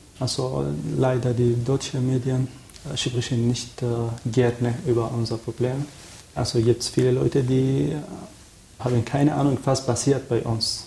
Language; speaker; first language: German; non-native, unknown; Arabic